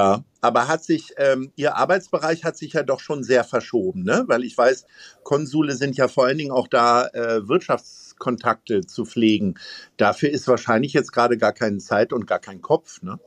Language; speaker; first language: German; native; German